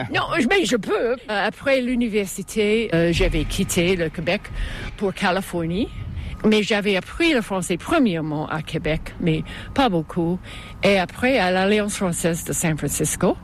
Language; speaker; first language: French; non-native, fluent; English